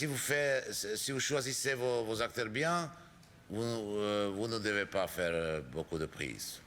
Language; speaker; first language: French; non-native, fluent; Czech